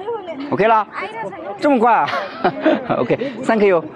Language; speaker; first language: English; non-native, learner; Chinese